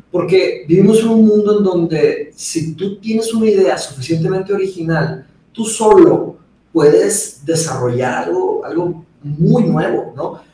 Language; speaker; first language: Spanish; early bilingual, other home language; Portuguese